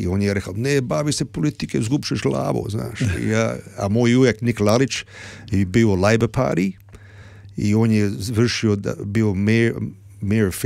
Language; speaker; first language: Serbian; early bilingual, heritage; Serbian